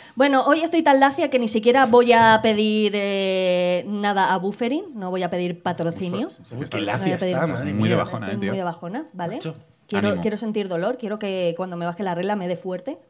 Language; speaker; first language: Spanish; native; Spanish